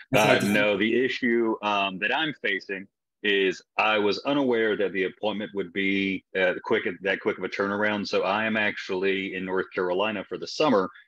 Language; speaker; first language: English; native; English